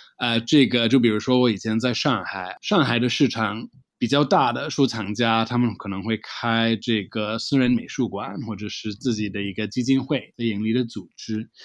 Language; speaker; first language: Chinese; non-native, fluent; English